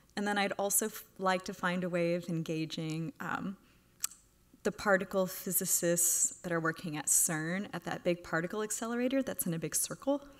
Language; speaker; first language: English; native; English